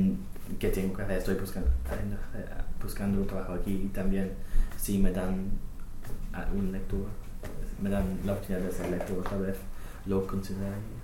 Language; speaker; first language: Spanish; non-native, fluent; English